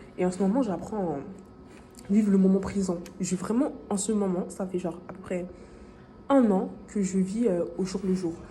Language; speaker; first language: French; native; French